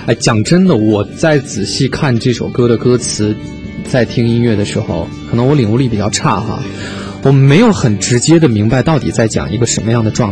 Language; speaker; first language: Chinese; native; Chinese